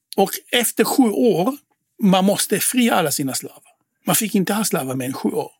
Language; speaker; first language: Swedish; non-native, fluent; Hebrew